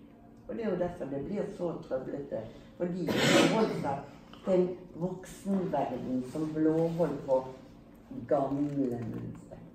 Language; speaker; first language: Norwegian; native; Norwegian